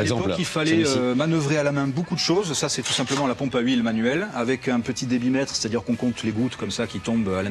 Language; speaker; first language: French; native; French